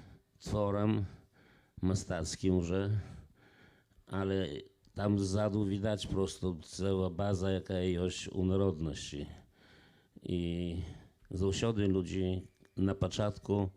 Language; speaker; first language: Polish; non-native, local second language; Belarusian